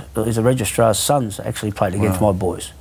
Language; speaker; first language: English; native; English